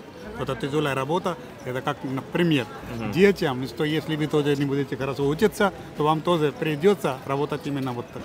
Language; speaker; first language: Russian; non-native, fluent; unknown